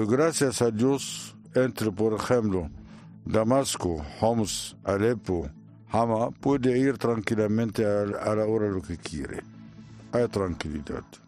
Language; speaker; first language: Spanish; non-native, learner; Arabic